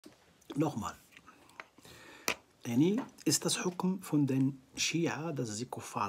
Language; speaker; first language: German; non-native, fluent; Arabic